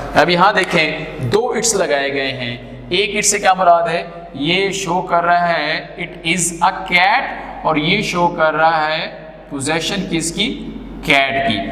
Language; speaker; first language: Urdu; non-native, local second language; Punjabi